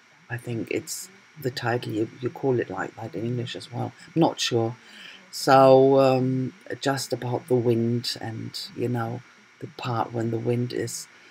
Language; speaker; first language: English; non-native, fluent; German